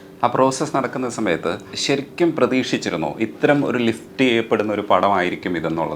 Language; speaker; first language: Malayalam; native; Malayalam